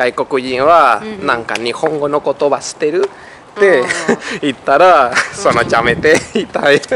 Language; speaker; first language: Japanese; non-native, fluent; Spanish